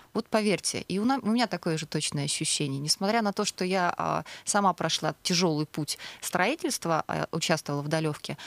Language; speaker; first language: Russian; native; Russian